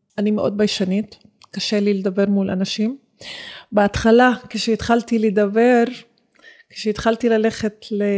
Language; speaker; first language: Hebrew; non-native, local second language; Arabic